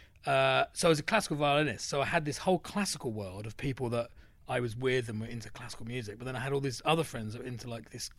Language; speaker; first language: English; native; English